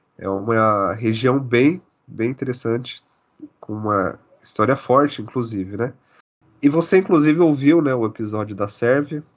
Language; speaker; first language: Portuguese; native; Portuguese